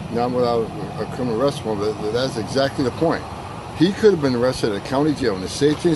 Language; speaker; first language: English; native; English